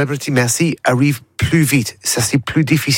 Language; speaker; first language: French; non-native, learner; English